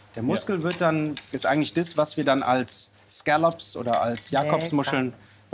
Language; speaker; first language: German; native; German